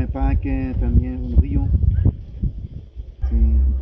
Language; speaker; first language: Spanish; non-native, learner; German